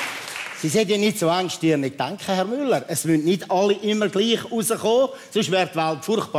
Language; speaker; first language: German; native; German